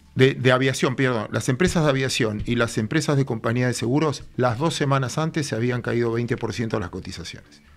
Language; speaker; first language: Spanish; native; Spanish